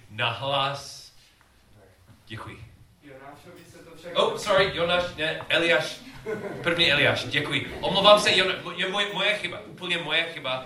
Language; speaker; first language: Czech; non-native, learner; English